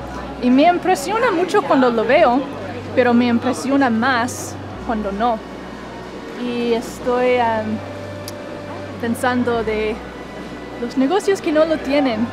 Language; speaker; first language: Spanish; non-native, fluent; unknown